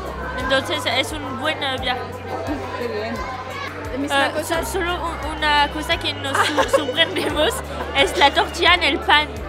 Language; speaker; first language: Spanish; non-native, learner; French